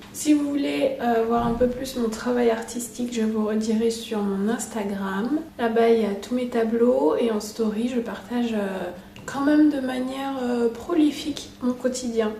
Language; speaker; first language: French; native; French